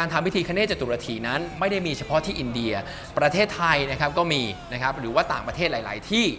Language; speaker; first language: Thai; native; Thai